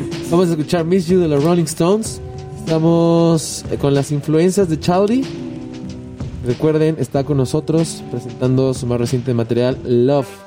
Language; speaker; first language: Spanish; native; Spanish